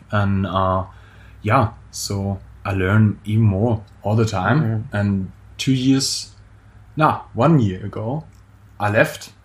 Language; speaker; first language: English; non-native, fluent; German